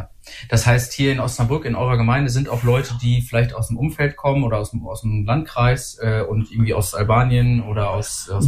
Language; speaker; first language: German; native; German